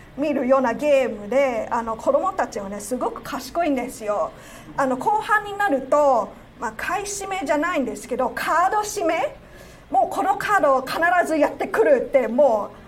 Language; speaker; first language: Japanese; non-native, fluent; Cantonese